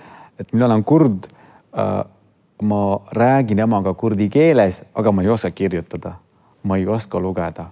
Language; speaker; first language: Estonian; non-native, fluent; Kurdish